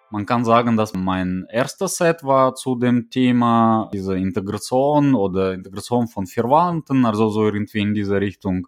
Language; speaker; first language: German; non-native, fluent; Russian